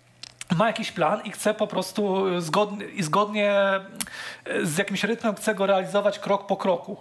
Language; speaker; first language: Polish; native; Polish